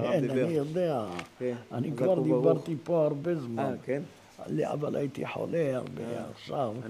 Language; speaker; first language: Hebrew; non-native, fluent; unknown